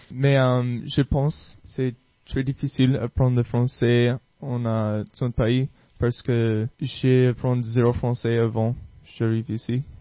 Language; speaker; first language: French; non-native, learner; English